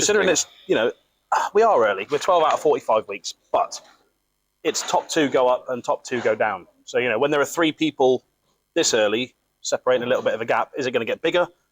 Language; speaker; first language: English; native; English